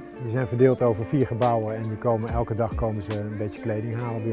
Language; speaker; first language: Dutch; native; Dutch